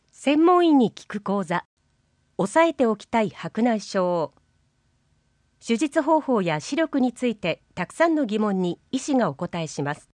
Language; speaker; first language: Japanese; native; Japanese